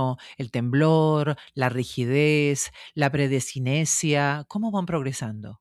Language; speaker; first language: Spanish; native; Spanish